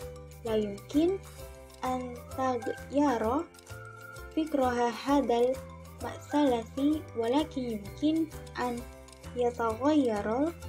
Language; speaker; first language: Arabic; non-native, learner; Indonesian